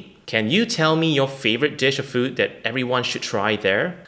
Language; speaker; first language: English; non-native, local second language; Chinese